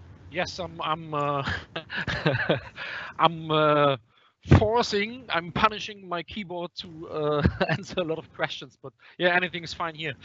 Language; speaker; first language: English; non-native, fluent; German